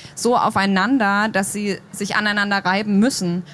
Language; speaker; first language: German; native; German